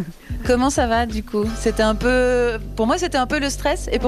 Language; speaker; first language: French; native; French